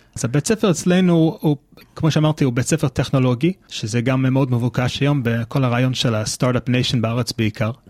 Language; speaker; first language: Hebrew; non-native, fluent; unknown